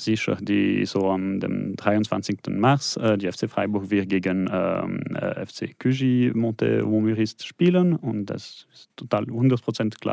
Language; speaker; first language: German; non-native, local second language; French